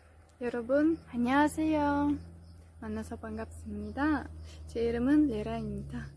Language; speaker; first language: Korean; non-native, fluent; Russian